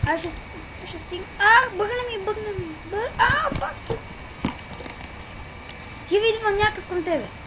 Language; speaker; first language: Bulgarian; native; Bulgarian